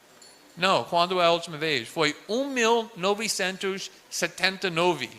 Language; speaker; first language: Portuguese; non-native, fluent; English